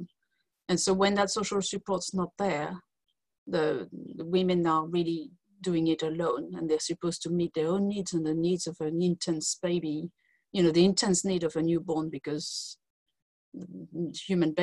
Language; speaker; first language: English; non-native, fluent; French